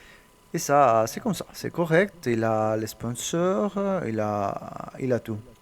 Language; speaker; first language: French; non-native, learner; Italian